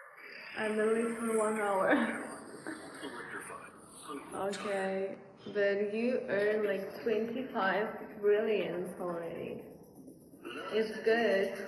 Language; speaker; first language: English; non-native, fluent; Russian